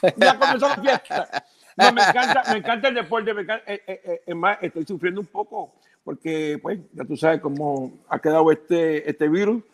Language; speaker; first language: Spanish; early bilingual, heritage; Spanish